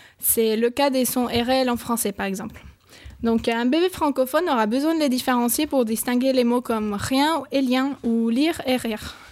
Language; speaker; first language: French; non-native, fluent; Spanish